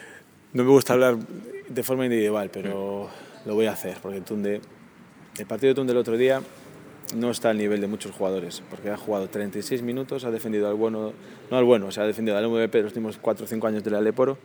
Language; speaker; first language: Spanish; native; Spanish